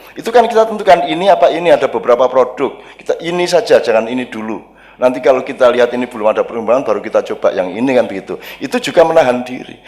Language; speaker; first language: Indonesian; non-native, local second language; Javanese